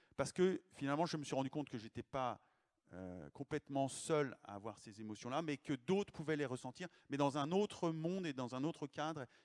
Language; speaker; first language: French; native; French